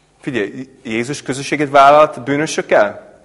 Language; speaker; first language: Hungarian; non-native, fluent; English